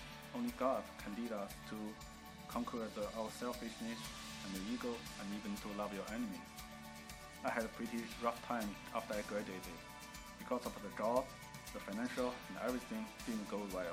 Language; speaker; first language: English; non-native, fluent; Chinese